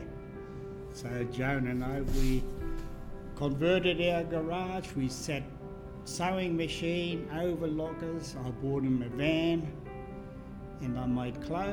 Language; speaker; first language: English; non-native, fluent; German